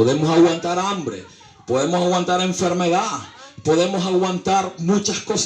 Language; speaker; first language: Spanish; native; Spanish